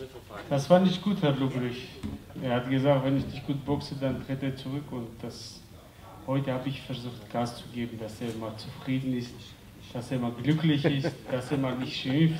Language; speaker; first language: German; non-native, fluent; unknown